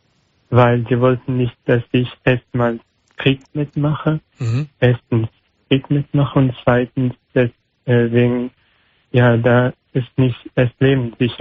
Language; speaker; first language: German; non-native, learner; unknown